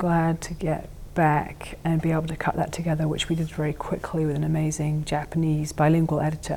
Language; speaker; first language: English; native; English